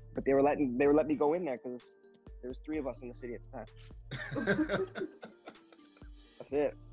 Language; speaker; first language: English; native; English